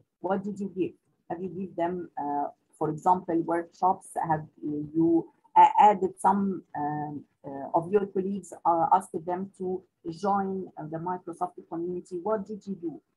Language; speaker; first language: English; non-native, local second language; Arabic